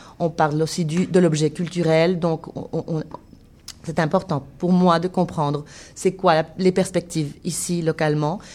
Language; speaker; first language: French; non-native, fluent; Spanish